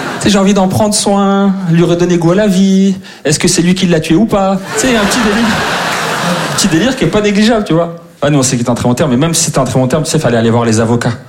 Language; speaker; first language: French; native; French